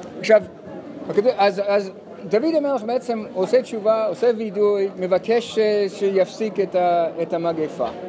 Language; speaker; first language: Hebrew; non-native, fluent; English